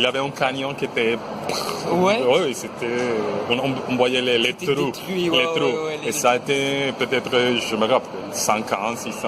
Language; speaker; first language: French; non-native, fluent; Spanish